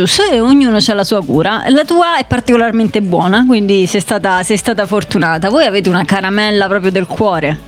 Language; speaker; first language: Italian; native; Italian